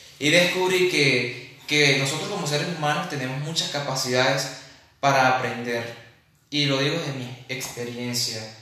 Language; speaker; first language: Spanish; native; Spanish